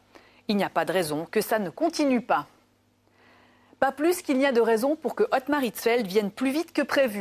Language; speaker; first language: French; native; French